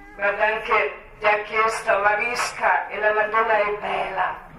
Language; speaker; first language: Italian; non-native, learner; Croatian